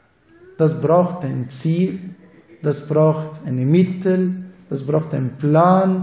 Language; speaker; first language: German; non-native, fluent; Arabic